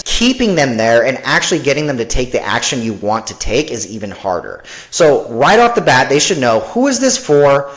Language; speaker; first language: English; native; English